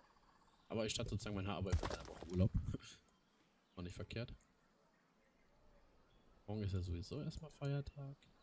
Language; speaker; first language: German; native; German